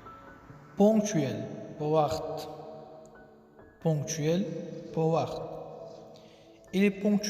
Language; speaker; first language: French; non-native, learner; Pashto